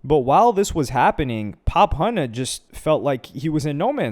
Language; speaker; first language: English; native; English